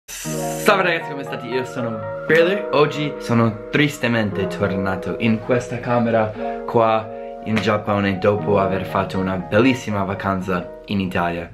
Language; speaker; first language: Italian; non-native, fluent; English